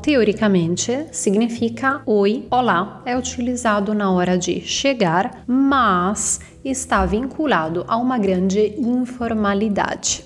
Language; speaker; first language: Portuguese; non-native, fluent; Italian